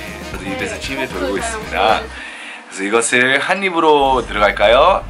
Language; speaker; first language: Korean; early bilingual, heritage; Korean